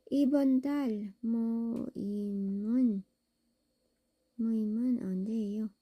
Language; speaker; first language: Korean; non-native, learner; Filipino